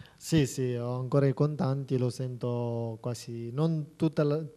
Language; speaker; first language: Italian; non-native, fluent; Persian